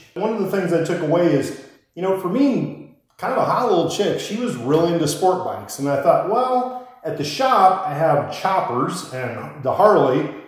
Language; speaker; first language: English; native; English